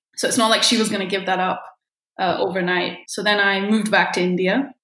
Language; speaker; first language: English; early bilingual, other home language; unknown